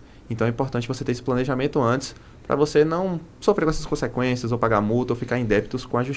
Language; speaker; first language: Portuguese; native; Portuguese